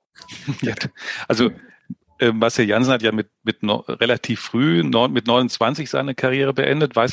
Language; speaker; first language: German; native; German